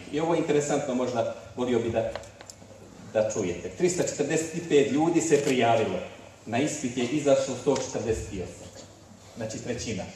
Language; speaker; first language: Bosnian; native; Bosnian